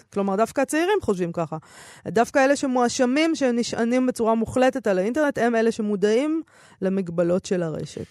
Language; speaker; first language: Hebrew; native; Hebrew